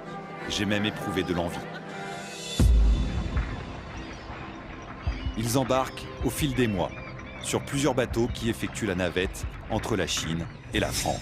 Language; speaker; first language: French; native; French